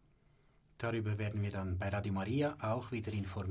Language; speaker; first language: German; native; German